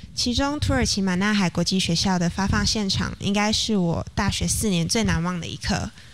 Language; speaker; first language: Chinese; native; Chinese